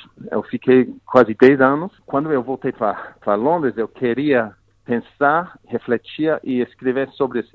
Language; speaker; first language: Portuguese; non-native, fluent; English